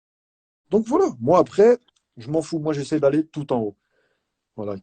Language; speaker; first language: French; native; French